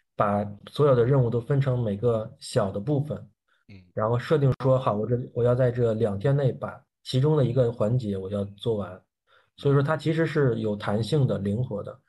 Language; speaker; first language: Chinese; native; Chinese